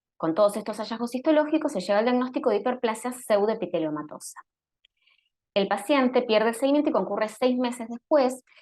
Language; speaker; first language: Spanish; native; Spanish